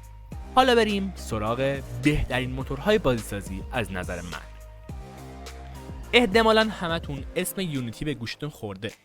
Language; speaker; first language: Persian; native; Persian